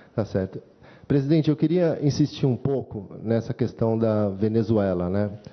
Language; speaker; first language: Portuguese; native; Portuguese